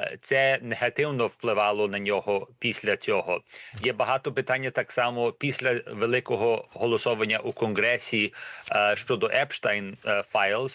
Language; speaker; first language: Ukrainian; early bilingual, heritage; Ukrainian